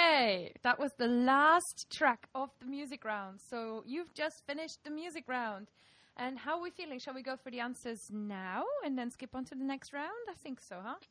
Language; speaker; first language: English; non-native, fluent; German